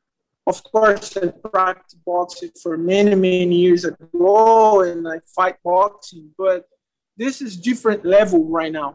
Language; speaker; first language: English; non-native, learner; Portuguese